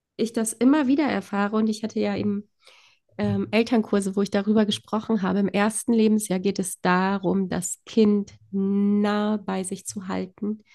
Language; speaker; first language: German; early bilingual, other home language; Polish